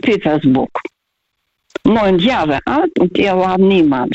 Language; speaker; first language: German; non-native, fluent; Russian